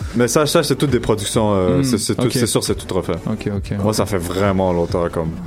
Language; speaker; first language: French; non-native, local second language; Arabic